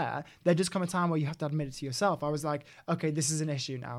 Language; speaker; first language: English; native; English